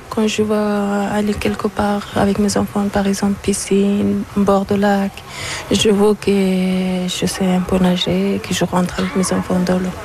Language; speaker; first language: French; non-native, learner; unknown